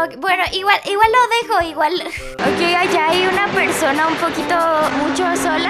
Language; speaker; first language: Spanish; native; Spanish